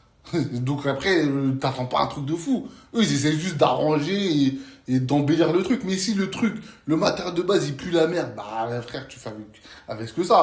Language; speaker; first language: French; native; French